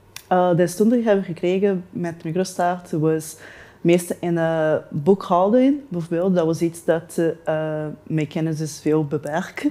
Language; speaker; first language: Dutch; non-native, learner; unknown